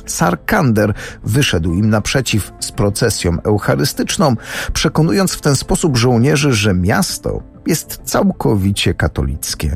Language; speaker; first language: Polish; native; Polish